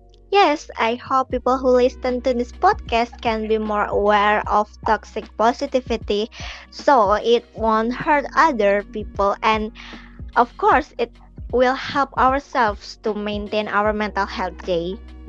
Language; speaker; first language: English; non-native, fluent; Indonesian